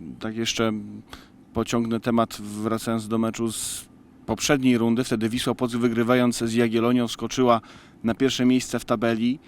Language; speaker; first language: Polish; native; Polish